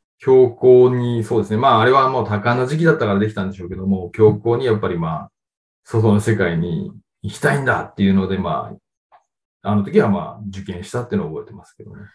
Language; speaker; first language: Japanese; native; Japanese